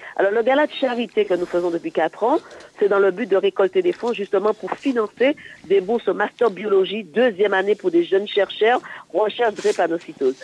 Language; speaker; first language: French; native; French